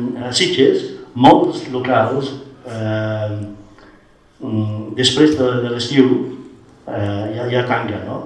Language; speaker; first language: Catalan; non-native, fluent; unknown